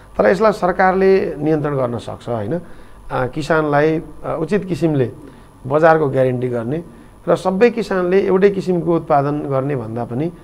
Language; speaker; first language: Nepali; native; Nepali